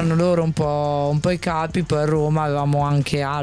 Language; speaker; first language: Italian; native; Italian